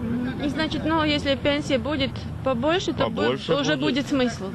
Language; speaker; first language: Russian; non-native, local second language; Latvian